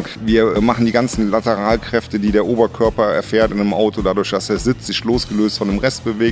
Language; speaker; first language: German; native; German